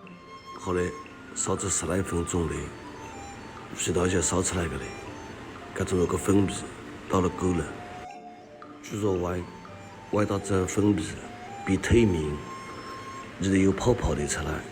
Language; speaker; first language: Chinese; non-native, local second language; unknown